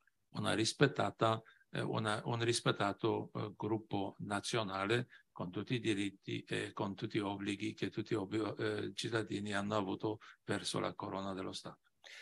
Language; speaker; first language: Italian; non-native, fluent; Polish